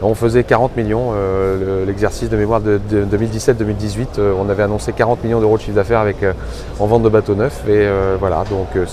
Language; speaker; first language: French; native; French